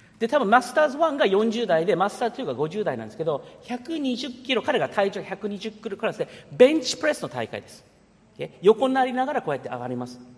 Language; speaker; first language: Japanese; early bilingual, heritage; Japanese